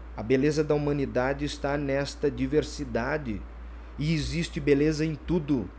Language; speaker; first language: Portuguese; native; Portuguese